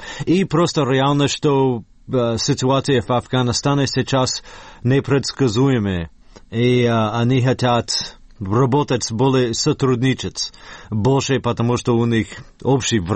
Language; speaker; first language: Russian; non-native, fluent; English